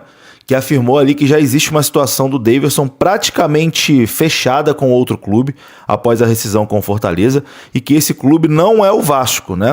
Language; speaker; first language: Portuguese; native; Portuguese